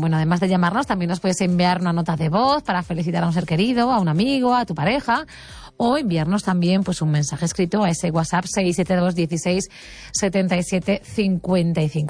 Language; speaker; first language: Spanish; non-native, local second language; Galician